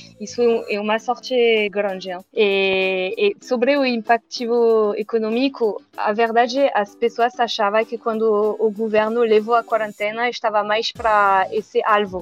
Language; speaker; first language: Portuguese; non-native, learner; French